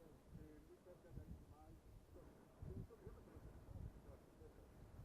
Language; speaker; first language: Spanish; non-native, learner; French